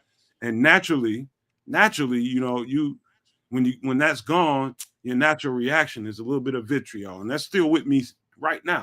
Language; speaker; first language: English; native; English